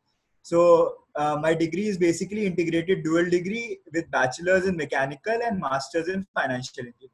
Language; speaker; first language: English; non-native, local second language; Hindi